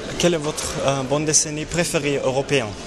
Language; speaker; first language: French; non-native, fluent; German